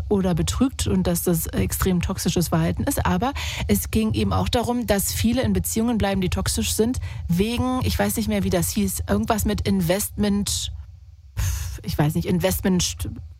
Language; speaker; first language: German; native; German